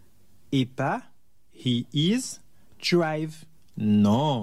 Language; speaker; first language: English; non-native, fluent; French